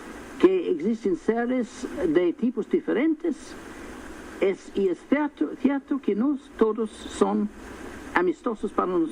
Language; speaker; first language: Spanish; non-native, fluent; English